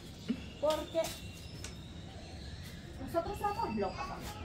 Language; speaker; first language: Spanish; native; Spanish